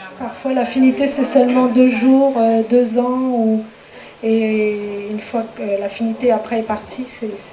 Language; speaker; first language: French; native; French